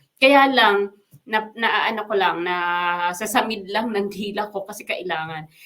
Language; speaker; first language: Filipino; non-native, local second language; Waray